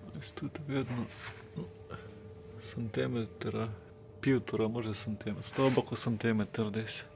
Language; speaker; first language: Ukrainian; native; Ukrainian